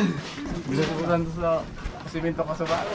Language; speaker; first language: Filipino; non-native, local second language; Cebuano